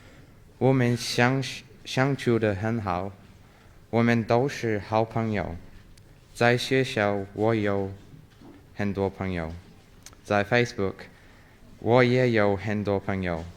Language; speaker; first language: Chinese; non-native, fluent; English